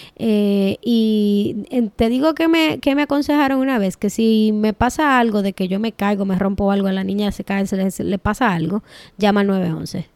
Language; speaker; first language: Spanish; native; Spanish